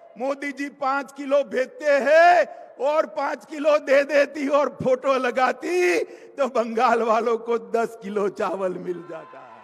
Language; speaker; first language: Hindi; non-native, local second language; Gujarati